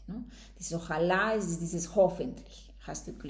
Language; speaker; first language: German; non-native, fluent; Spanish